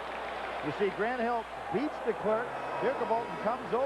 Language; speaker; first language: English; native; English